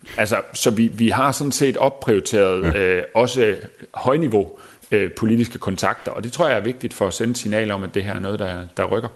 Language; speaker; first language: Danish; native; Danish